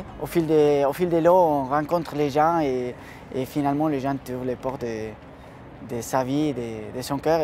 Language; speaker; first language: French; non-native, fluent; Spanish